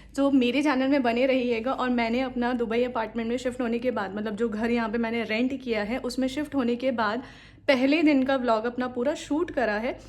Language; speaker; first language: Hindi; native; Hindi